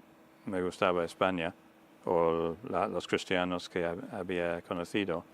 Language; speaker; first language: Spanish; non-native, fluent; English